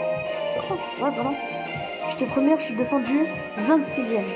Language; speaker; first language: French; native; French